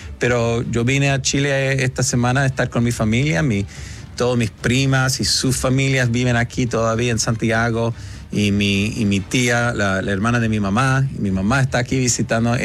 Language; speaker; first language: Spanish; early bilingual, heritage; English